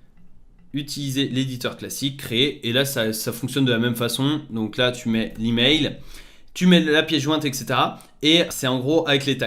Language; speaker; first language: French; native; French